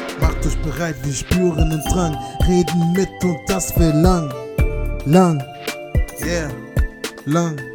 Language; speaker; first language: German; native; German